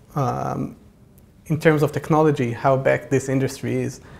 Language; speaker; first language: English; non-native, fluent; Hebrew